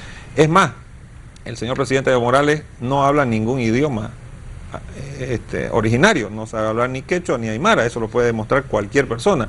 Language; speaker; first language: Spanish; native; Spanish